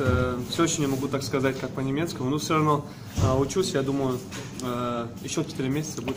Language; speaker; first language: Russian; non-native, learner; German